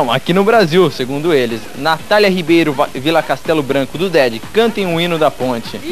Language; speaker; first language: Portuguese; native; Portuguese